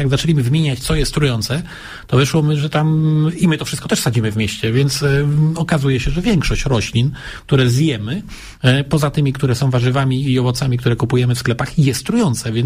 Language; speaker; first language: Polish; native; Polish